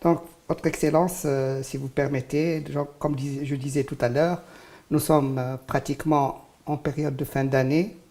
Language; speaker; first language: French; non-native, local second language; Arabic